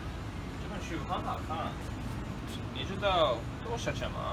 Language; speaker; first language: Chinese; non-native, learner; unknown